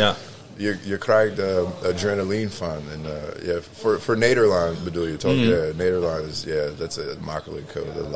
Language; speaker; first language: Dutch; non-native, learner; English